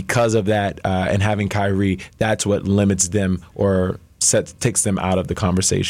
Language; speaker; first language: English; native; English